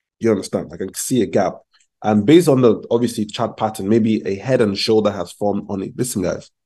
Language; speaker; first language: English; non-native, local second language; Yoruba